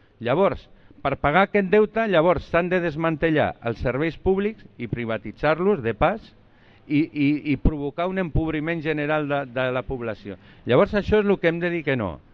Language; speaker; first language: Catalan; non-native, local second language; Spanish